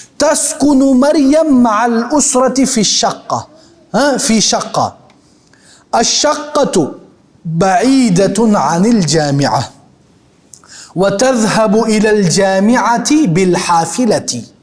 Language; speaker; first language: Arabic; non-native, fluent; Urdu